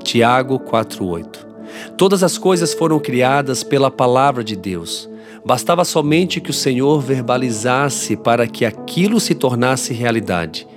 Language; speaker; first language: Portuguese; native; Portuguese